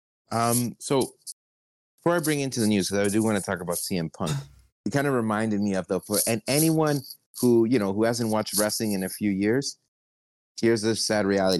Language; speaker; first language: English; early bilingual, other home language; Spanish